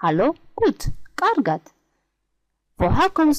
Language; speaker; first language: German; non-native, fluent; Georgian